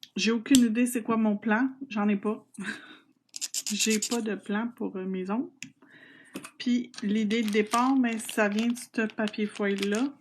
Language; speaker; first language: French; native; French